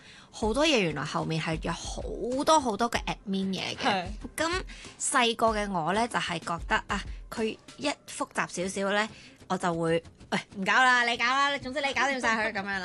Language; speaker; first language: Cantonese; native; Cantonese